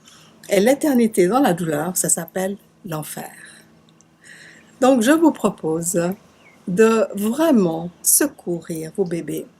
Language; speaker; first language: French; native; French